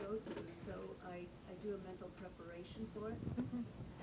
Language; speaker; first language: English; early bilingual, other home language; Spanish